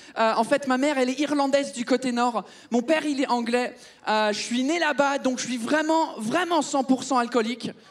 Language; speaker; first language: French; early bilingual, other home language; English